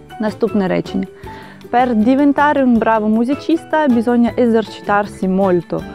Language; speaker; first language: Italian; non-native, fluent; Ukrainian